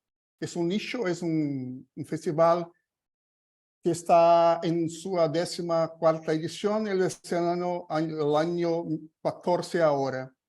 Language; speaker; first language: Spanish; non-native, learner; Portuguese